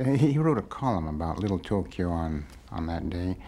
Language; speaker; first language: English; native; English